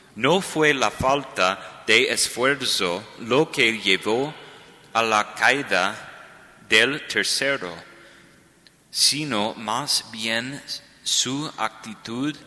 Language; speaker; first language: Spanish; non-native, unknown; English